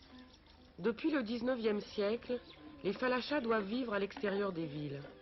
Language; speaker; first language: French; native; French